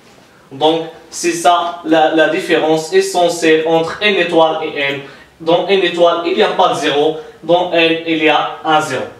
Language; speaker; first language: French; non-native, local second language; Arabic